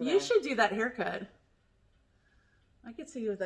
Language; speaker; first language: English; native; English